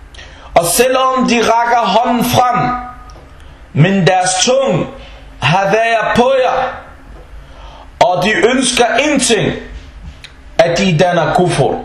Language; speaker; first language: Danish; early bilingual, other home language; Arabic